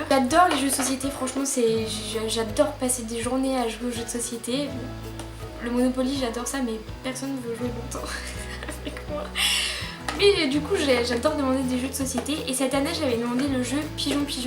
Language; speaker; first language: French; native; French